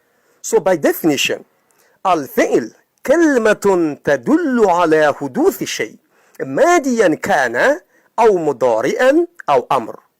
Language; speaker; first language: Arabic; non-native, fluent; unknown